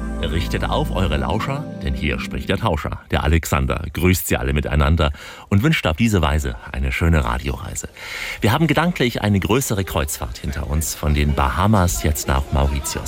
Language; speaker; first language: German; native; German